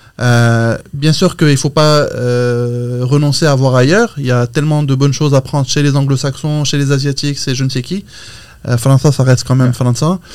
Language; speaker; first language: French; non-native, local second language; Arabic